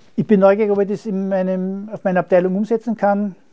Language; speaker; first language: German; native; German